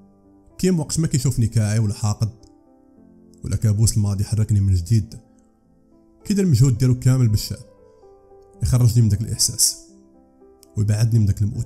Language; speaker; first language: Arabic; native; Arabic